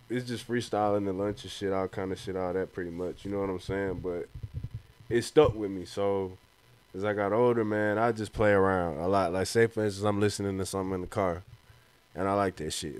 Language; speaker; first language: English; native; English